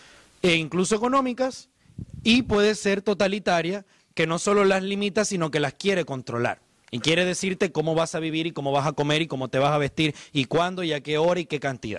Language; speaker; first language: Spanish; native; Spanish